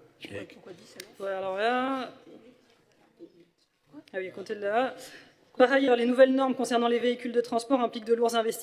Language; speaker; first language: French; native; French